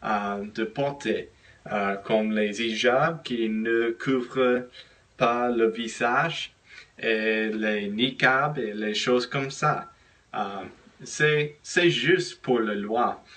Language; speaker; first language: French; non-native, learner; English